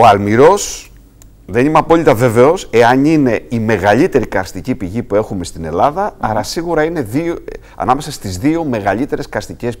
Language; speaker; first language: Greek; native; Greek